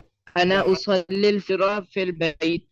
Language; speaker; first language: Arabic; non-native, learner; Urdu